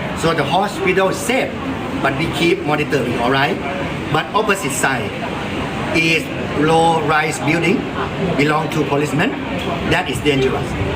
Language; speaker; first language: English; non-native, fluent; Thai